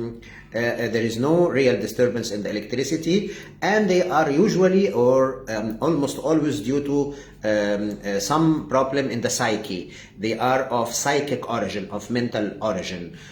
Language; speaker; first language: English; non-native, fluent; Arabic